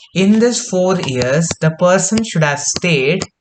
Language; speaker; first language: English; non-native, local second language; Kannada